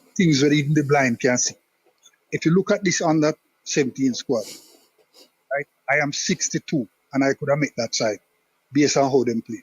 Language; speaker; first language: English; non-native, local second language; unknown